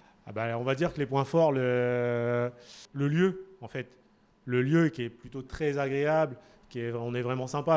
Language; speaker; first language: French; native; French